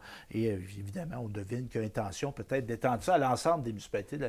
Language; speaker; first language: French; native; French